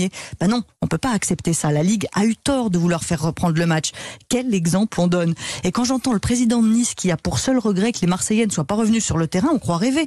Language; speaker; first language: French; native; French